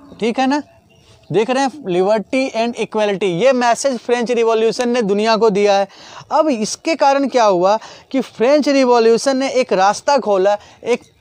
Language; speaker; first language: Hindi; native; Hindi